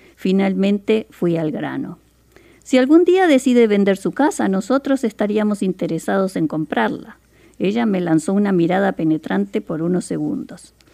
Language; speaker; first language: Spanish; native; Spanish